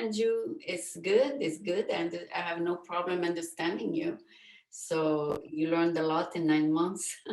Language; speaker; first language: English; non-native, fluent; French